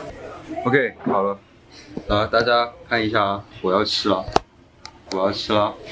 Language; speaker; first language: Chinese; non-native, local second language; Cantonese